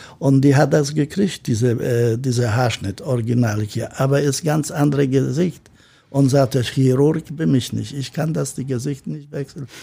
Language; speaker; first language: German; non-native, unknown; Polish